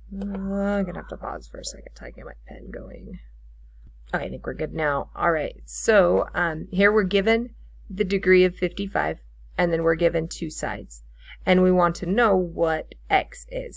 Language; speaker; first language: English; native; English